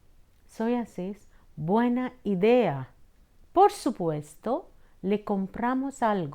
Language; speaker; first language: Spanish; non-native, fluent; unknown